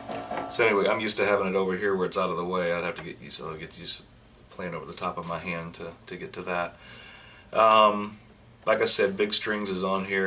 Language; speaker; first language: English; native; English